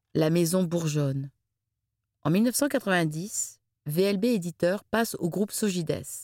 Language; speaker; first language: French; native; French